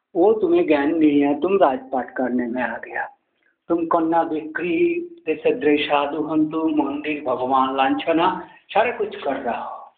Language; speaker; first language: Hindi; non-native, local second language; Bangla